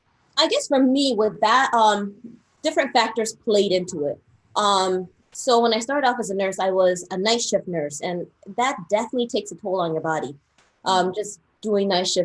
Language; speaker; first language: English; early bilingual, other home language; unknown